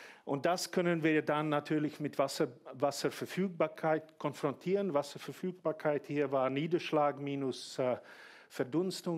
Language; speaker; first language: German; non-native, fluent; Slovak